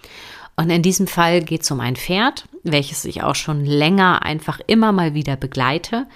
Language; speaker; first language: German; native; German